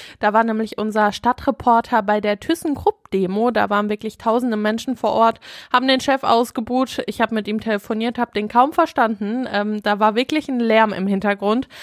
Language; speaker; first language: German; native; German